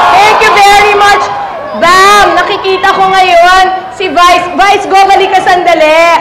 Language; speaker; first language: Filipino; native; Filipino